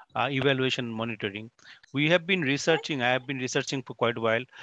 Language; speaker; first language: English; non-native, local second language; Bangla